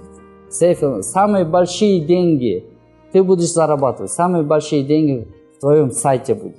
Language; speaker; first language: Russian; non-native, learner; Kyrgyz